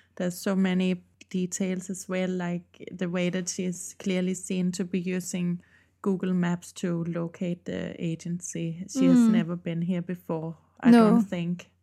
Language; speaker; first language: English; non-native, fluent; Danish